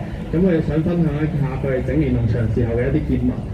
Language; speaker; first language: Cantonese; native; Cantonese